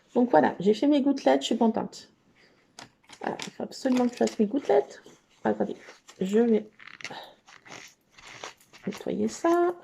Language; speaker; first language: French; native; French